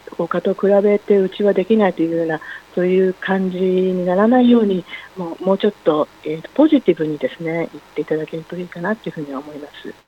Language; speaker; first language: Japanese; native; Japanese